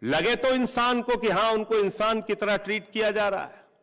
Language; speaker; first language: Hindi; native; Hindi